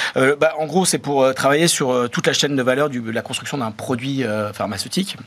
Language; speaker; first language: French; native; French